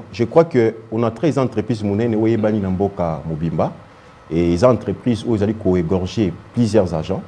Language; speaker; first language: French; non-native, local second language; Lingala